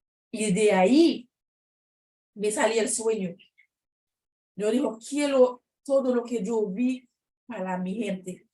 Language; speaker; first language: Spanish; non-native, learner; Haitian Creole